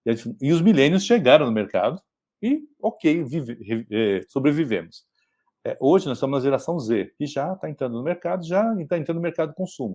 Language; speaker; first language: Portuguese; native; Portuguese